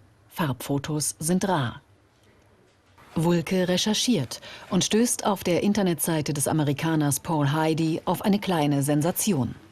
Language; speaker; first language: German; native; German